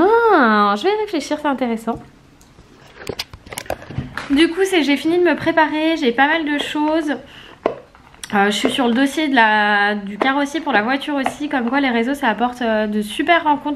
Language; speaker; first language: French; native; French